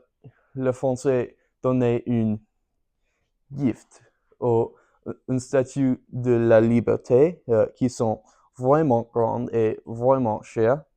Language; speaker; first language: French; non-native, learner; English